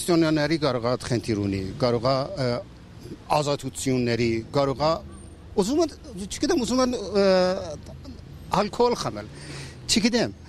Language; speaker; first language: Armenian; non-native, fluent; Persian